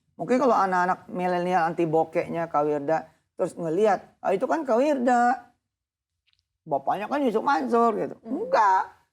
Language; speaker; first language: Indonesian; native; Indonesian